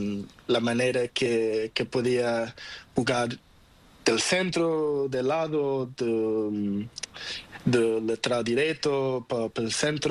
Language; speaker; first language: Spanish; non-native, learner; Portuguese